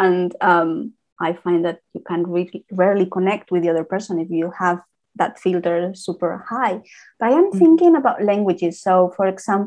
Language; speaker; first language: English; non-native, fluent; Spanish